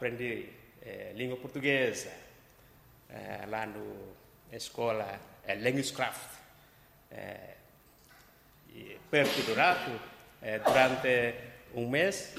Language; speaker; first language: Portuguese; non-native, local second language; Tetum